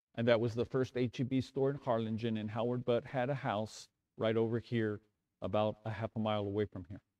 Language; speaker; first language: English; native; English